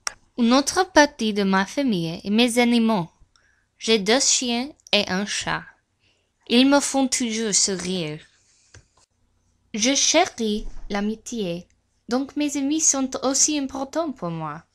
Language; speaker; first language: French; non-native, learner; English